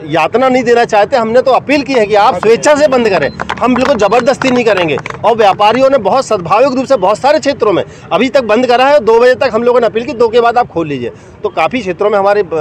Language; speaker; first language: Hindi; native; Hindi